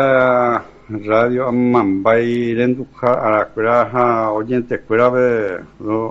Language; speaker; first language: Spanish; native; Spanish